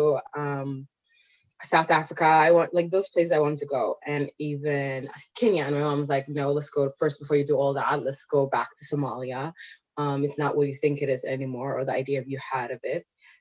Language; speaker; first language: English; non-native, fluent; Somali